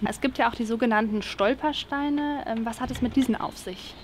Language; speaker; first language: German; native; German